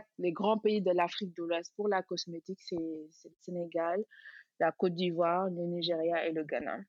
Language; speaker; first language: French; non-native, local second language; Serer